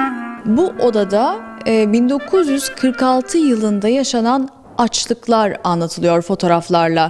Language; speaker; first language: Turkish; native; Turkish